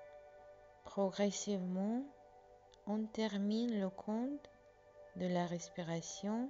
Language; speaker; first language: French; non-native, fluent; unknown